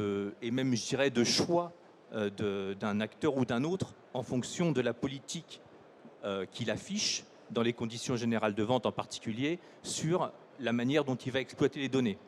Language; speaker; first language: French; native; French